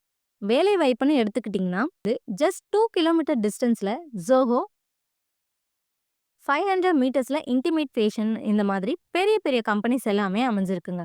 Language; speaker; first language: Tamil; native; Tamil